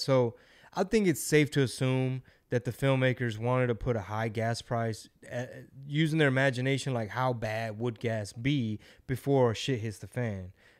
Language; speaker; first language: English; native; English